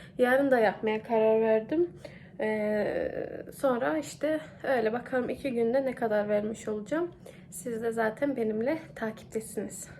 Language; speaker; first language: Turkish; early bilingual, heritage; Turkish